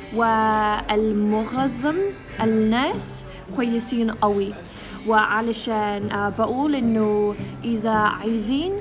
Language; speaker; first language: Arabic; non-native, learner; English